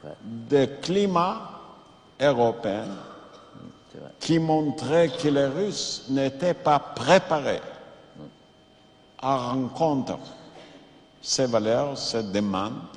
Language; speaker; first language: French; non-native, fluent; Yiddish